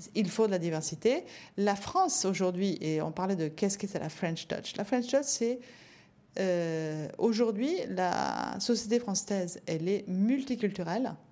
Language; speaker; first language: French; non-native, fluent; Norwegian